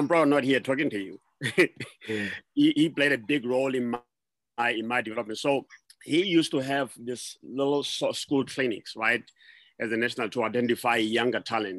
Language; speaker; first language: English; non-native, local second language; Southern Sotho